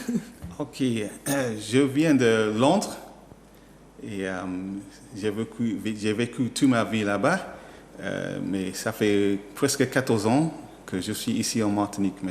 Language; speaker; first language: French; non-native, learner; English